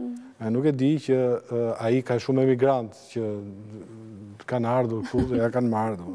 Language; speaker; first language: Albanian; native; Albanian